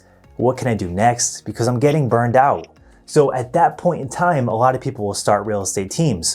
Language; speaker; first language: English; native; English